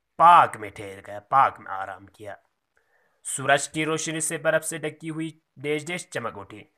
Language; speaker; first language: Urdu; non-native, local second language; Kashmiri